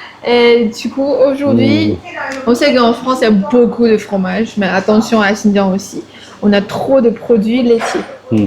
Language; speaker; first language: French; early bilingual, other home language; Chinese